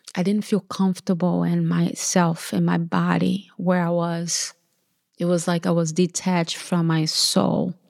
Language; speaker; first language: English; early bilingual, other home language; Portuguese